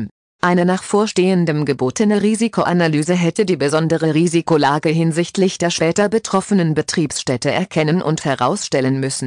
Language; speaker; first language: German; native; German